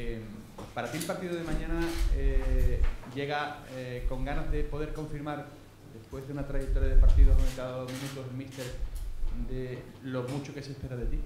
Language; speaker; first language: Spanish; native; Spanish